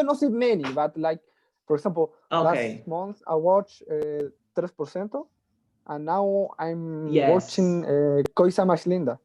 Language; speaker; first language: English; non-native, fluent; Spanish